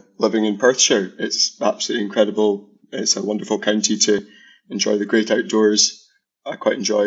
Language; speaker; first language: English; native; English